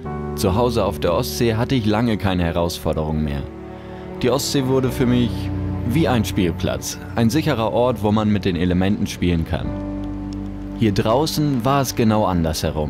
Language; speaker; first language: German; native; German